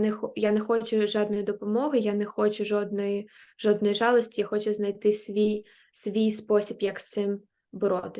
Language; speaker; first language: Ukrainian; native; Ukrainian